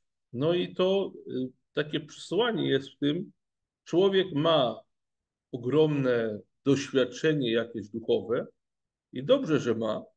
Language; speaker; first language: Polish; non-native, fluent; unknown